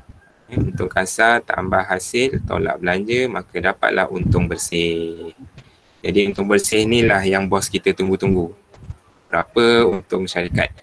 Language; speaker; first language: Malay; native; Malay